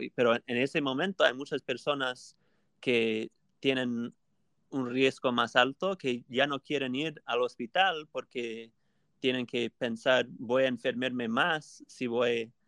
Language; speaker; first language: Spanish; non-native, fluent; English